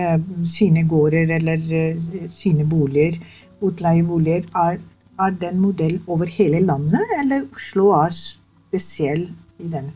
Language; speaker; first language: Norwegian; non-native, fluent; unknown